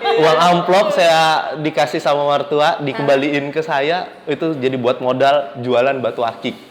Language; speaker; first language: Indonesian; native; Indonesian